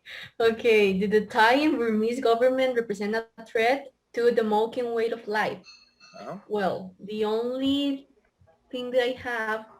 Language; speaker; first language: English; non-native, learner; Spanish